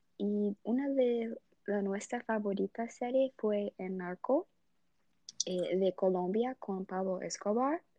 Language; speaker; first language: Spanish; non-native, learner; English